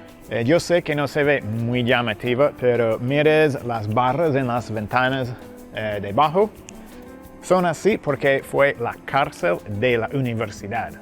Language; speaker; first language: Spanish; non-native, fluent; English